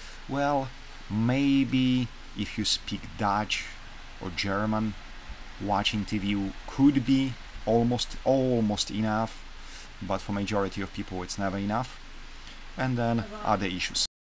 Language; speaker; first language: English; non-native, fluent; Polish